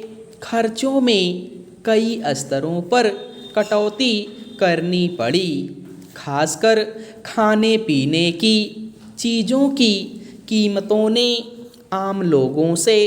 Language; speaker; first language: Hindi; native; Hindi